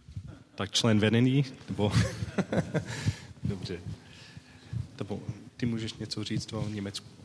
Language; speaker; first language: Czech; non-native, learner; English